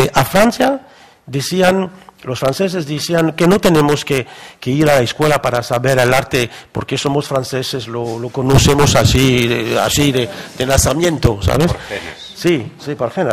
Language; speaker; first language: Spanish; non-native, fluent; French